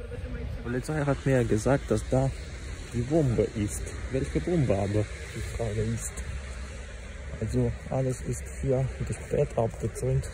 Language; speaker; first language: German; non-native, learner; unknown